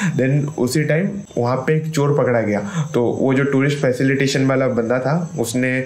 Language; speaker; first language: Hindi; non-native, local second language; Bangla